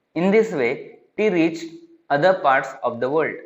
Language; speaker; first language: English; non-native, local second language; Marathi